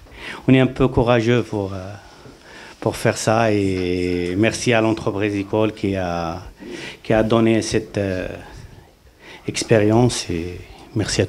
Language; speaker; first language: French; non-native, learner; Arabic